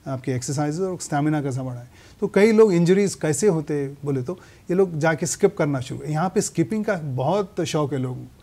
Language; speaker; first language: Hindi; native; Hindi